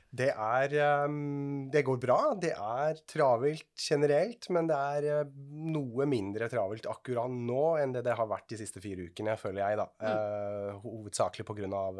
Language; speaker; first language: Norwegian; non-native, fluent; Swiss German